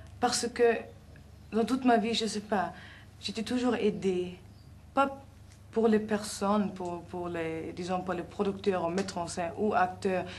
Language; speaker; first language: French; non-native, fluent; German